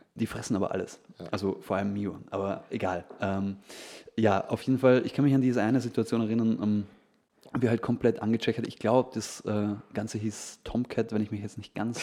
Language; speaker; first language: German; native; German